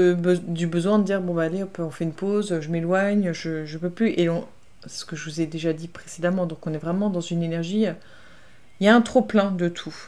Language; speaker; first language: French; native; French